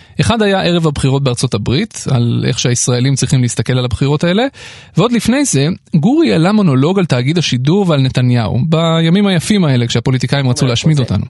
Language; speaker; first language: Hebrew; native; Hebrew